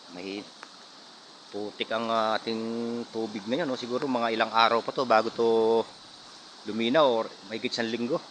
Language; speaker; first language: Filipino; native; Filipino